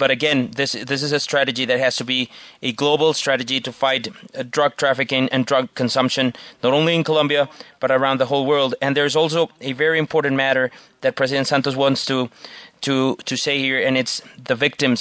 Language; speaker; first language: English; non-native, fluent; Spanish